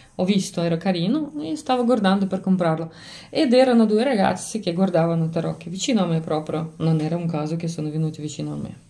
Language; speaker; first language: Italian; non-native, fluent; Lithuanian